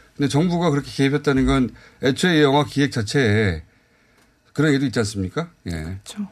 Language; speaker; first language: Korean; native; Korean